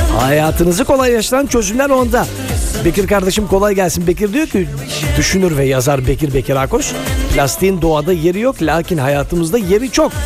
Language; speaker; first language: Turkish; native; Turkish